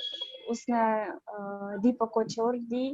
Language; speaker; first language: Hindi; non-native, learner; Russian